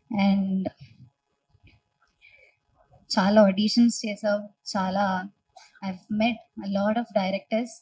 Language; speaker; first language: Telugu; non-native, learner; Malayalam